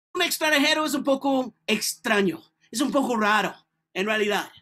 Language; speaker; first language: Spanish; non-native, learner; English